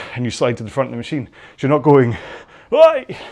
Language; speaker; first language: English; native; English